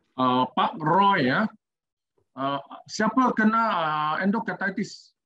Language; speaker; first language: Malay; non-native, learner; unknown